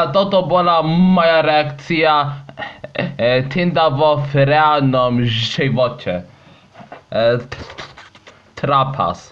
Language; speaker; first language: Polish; non-native, learner; Slovak